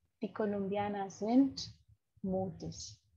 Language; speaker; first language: German; non-native, fluent; Spanish